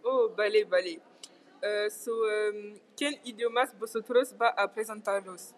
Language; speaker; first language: Spanish; non-native, learner; French